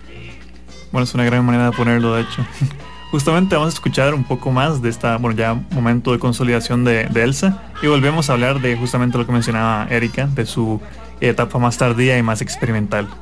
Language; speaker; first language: Spanish; native; Spanish